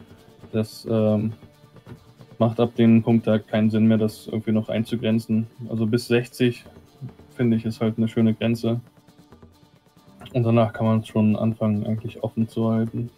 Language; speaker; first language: German; native; German